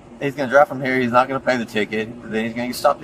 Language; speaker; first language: English; native; English